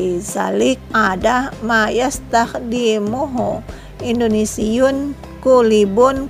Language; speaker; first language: Arabic; non-native, learner; Indonesian